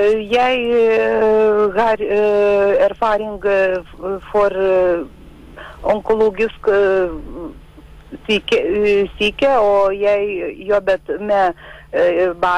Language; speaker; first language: Norwegian; non-native, learner; Lithuanian